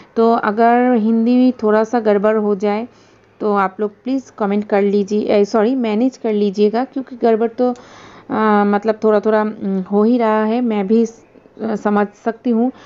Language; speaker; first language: Hindi; non-native, local second language; Bangla